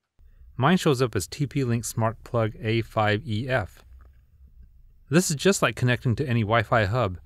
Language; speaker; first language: English; native; English